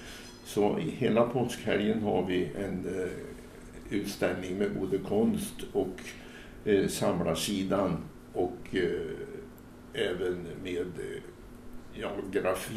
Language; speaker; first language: Swedish; native; Swedish